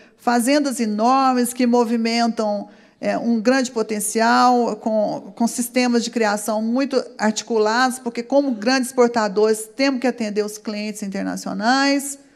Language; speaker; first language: Portuguese; native; Portuguese